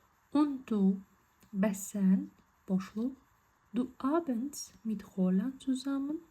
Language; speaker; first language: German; non-native, fluent; Azerbaijani